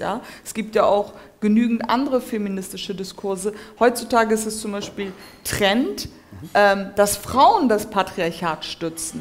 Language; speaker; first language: German; early bilingual, other home language; Turkish